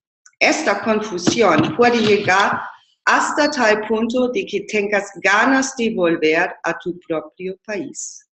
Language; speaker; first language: Spanish; non-native, fluent; German